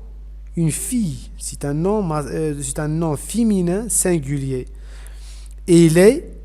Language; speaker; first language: French; non-native, fluent; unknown